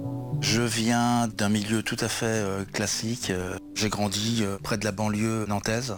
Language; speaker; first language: French; native; French